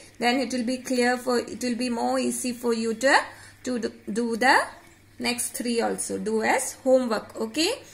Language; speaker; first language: English; non-native, local second language; Marathi